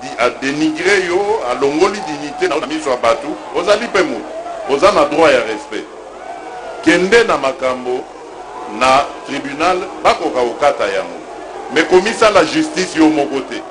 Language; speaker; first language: Lingala; native; Lingala